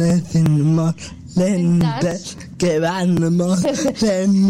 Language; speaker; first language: Catalan; non-native, local second language; Spanish